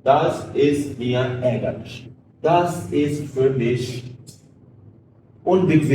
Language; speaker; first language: German; non-native, fluent; Arabic